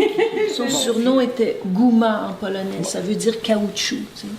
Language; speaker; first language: French; native; French